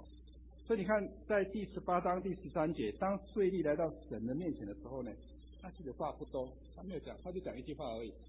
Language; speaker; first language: Chinese; native; Chinese